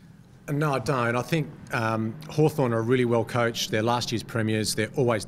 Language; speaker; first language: English; native; English